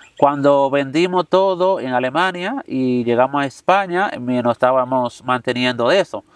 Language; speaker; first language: Spanish; native; Spanish